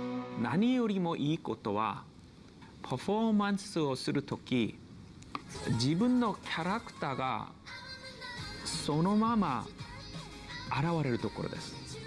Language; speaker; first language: Japanese; non-native, learner; Korean